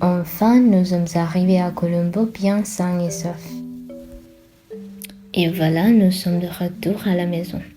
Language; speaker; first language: French; non-native, fluent; Sinhala